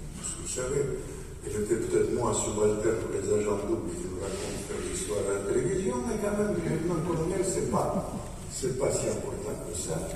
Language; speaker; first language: French; non-native, fluent; Russian